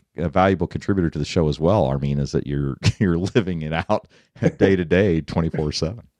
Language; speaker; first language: English; native; English